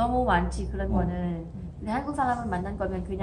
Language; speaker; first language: Korean; non-native, learner; Thai